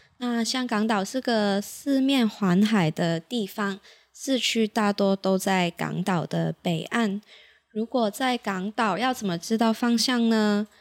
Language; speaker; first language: Chinese; non-native, local second language; Cantonese